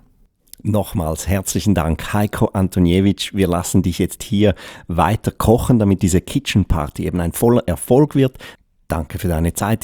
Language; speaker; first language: German; native; German